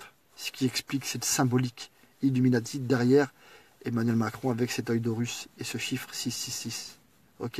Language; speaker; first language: French; native; French